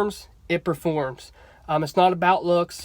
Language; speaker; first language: English; native; English